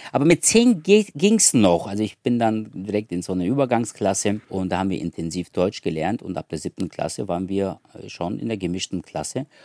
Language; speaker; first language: German; early bilingual, other home language; Turkish